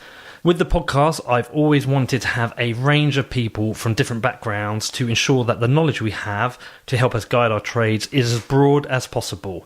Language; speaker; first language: English; native; English